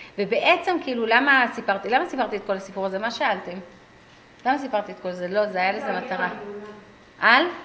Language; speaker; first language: Hebrew; early bilingual, other home language; English